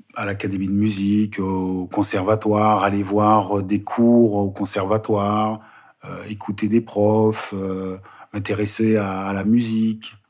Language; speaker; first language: French; native; French